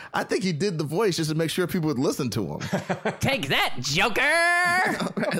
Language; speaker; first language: English; native; English